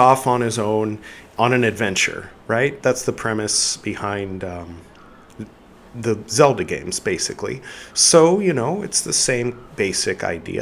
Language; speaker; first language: English; native; English